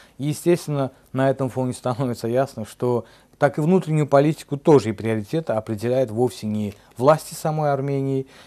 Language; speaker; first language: Russian; non-native, local second language; Azerbaijani